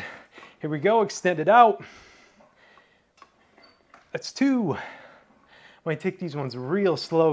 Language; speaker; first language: English; native; English